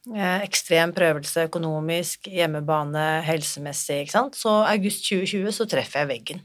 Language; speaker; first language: Norwegian; native; Norwegian